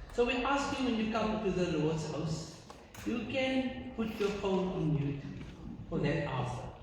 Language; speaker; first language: English; non-native, local second language; Afrikaans